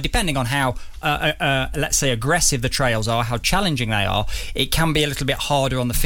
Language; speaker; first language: English; native; English